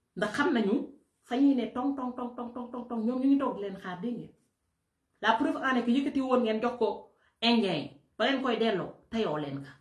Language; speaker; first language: Wolof; native; Wolof